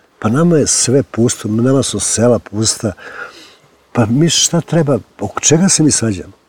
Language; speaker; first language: Serbian; native; Serbian